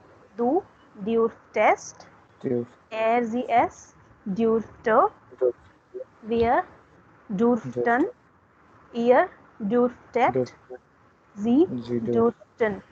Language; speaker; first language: German; non-native, fluent; Hindi